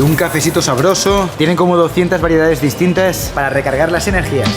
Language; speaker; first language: Spanish; native; Spanish